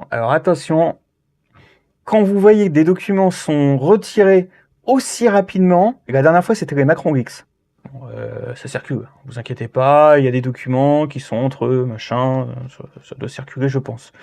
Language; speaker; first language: French; native; French